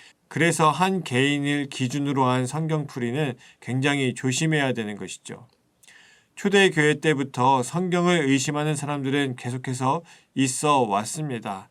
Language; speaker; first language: Korean; native; Korean